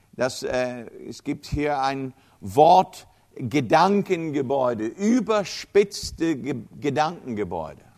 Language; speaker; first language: German; non-native, fluent; English